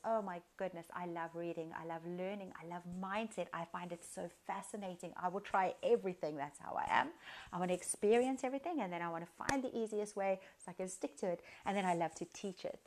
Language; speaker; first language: English; native; English